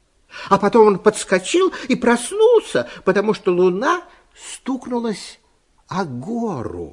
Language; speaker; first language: Russian; native; Russian